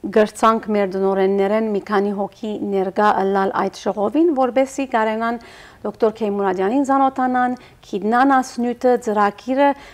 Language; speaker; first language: Armenian; early bilingual, heritage; Armenian